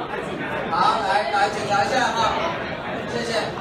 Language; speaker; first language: Chinese; native; Chinese